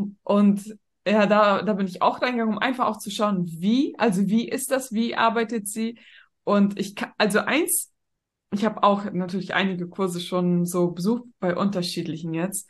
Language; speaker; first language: German; native; German